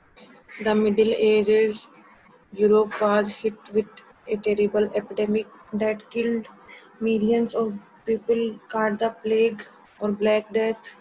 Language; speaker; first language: English; non-native, local second language; Hindi